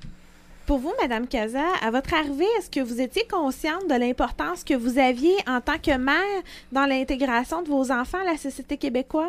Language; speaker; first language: French; native; French